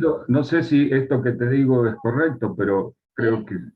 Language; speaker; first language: Spanish; native; Spanish